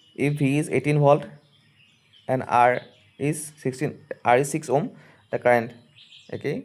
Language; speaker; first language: English; non-native, local second language; Assamese